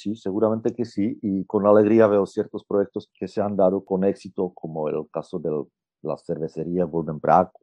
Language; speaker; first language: Spanish; non-native, fluent; Czech